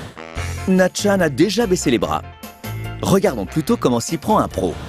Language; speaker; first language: French; native; French